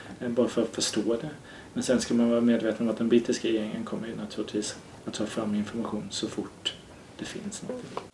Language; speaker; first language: Swedish; native; Swedish